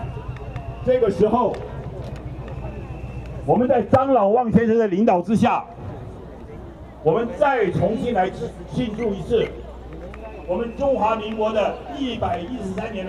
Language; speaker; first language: Chinese; native; Chinese